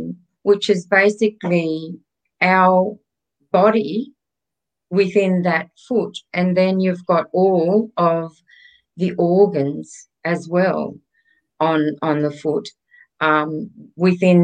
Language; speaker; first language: English; native; English